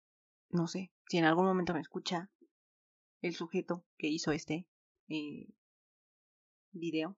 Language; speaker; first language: Spanish; native; Spanish